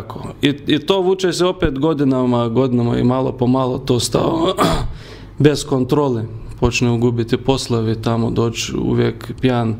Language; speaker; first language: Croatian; non-native, learner; Lithuanian